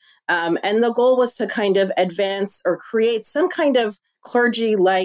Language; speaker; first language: English; native; English